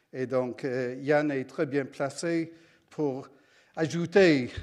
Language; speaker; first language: French; non-native, fluent; English